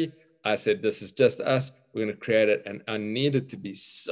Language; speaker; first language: English; native; English